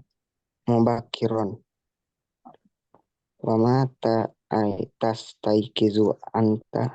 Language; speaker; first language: Arabic; non-native, learner; Indonesian